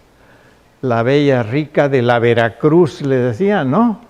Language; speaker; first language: Spanish; native; Spanish